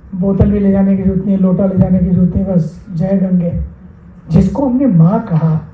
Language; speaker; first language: Hindi; native; Hindi